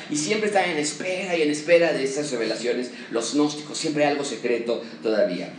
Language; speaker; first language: Spanish; native; Spanish